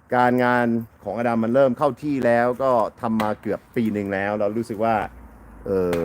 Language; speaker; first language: Thai; non-native, fluent; English